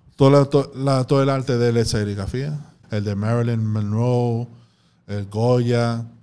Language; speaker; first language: Spanish; early bilingual, heritage; Spanish